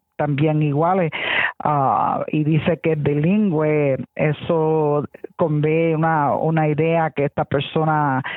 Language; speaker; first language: Spanish; early bilingual, heritage; Spanish